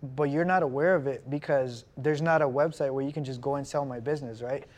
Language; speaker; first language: English; non-native, fluent; Spanish